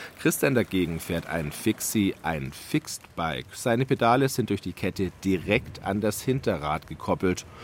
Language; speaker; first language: German; native; German